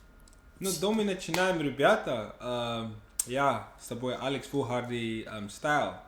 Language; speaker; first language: Russian; non-native, fluent; English